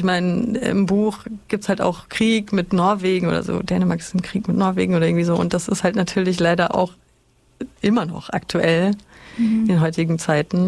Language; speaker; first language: German; native; German